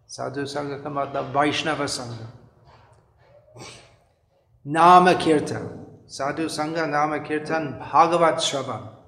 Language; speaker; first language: Hindi; non-native, fluent; English